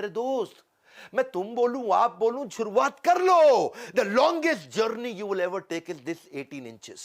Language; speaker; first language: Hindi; native; Hindi